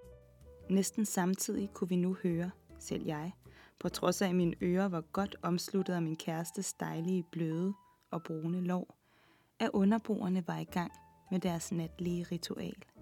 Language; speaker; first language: Danish; native; Danish